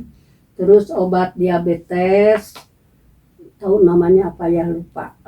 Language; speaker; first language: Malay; non-native, local second language; Sundanese